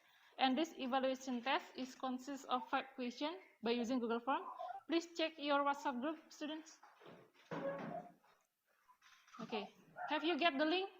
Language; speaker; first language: English; non-native, learner; Indonesian